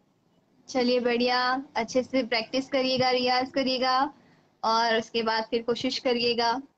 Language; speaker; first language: Hindi; native; Hindi